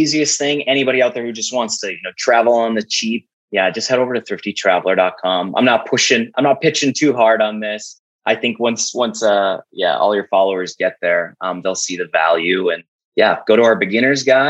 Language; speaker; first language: English; native; English